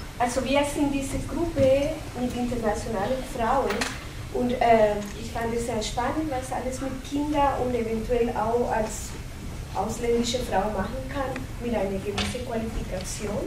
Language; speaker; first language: German; non-native, fluent; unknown